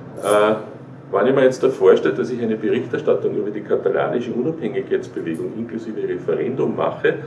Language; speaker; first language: German; native; German